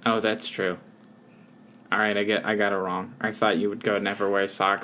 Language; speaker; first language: English; native; English